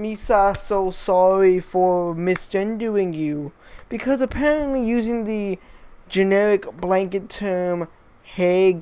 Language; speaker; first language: English; native; English